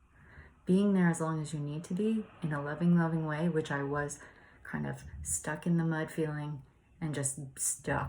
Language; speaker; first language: English; native; English